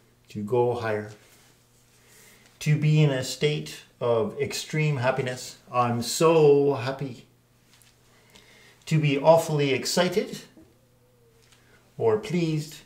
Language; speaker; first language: English; native; English